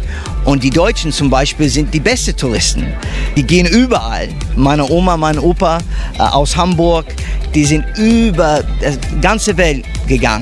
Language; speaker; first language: German; non-native, fluent; English